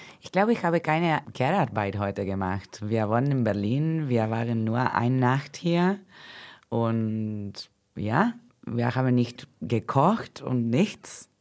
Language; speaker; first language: German; non-native, fluent; Portuguese